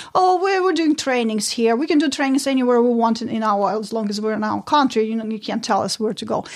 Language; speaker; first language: English; non-native, fluent; Ukrainian